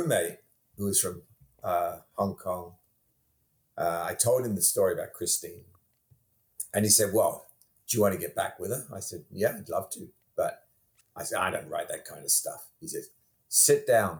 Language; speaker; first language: English; native; English